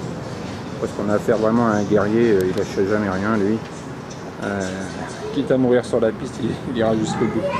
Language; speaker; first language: French; native; French